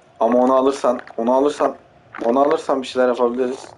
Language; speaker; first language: Turkish; native; Turkish